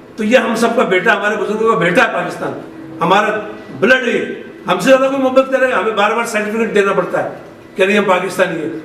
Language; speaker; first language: Urdu; native; Urdu